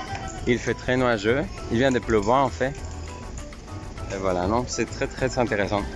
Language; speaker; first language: French; non-native, fluent; Spanish